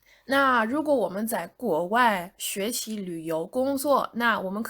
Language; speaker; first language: Chinese; non-native, fluent; English